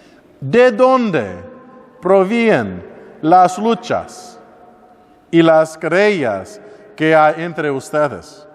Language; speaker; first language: Spanish; non-native, learner; English